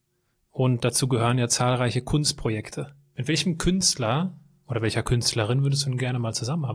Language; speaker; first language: German; native; German